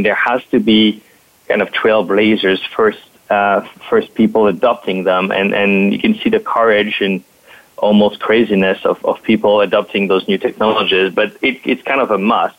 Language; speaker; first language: English; non-native, fluent; French